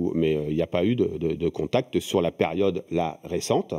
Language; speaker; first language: French; native; French